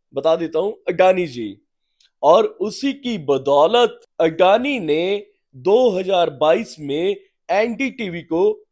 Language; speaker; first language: Hindi; native; Hindi